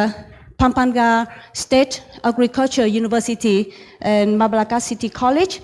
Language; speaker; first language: English; non-native, learner; Vietnamese